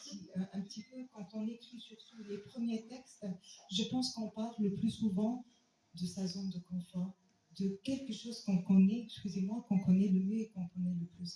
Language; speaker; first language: French; non-native, local second language; Arabic